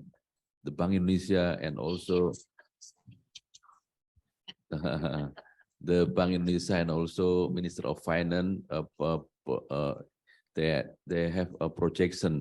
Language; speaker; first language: English; non-native, learner; Indonesian